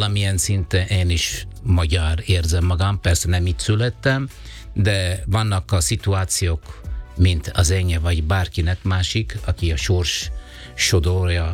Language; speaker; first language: Hungarian; non-native, fluent; Italian